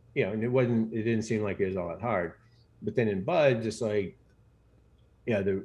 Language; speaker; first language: English; native; English